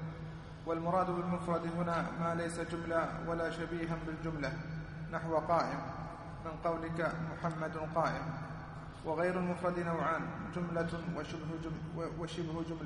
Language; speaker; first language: Arabic; native; Arabic